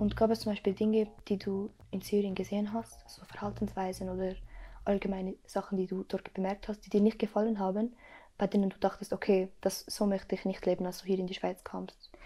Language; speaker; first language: German; early bilingual, other home language; Arabic